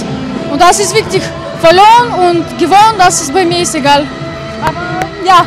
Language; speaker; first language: German; non-native, learner; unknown